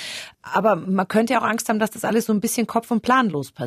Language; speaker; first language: German; native; German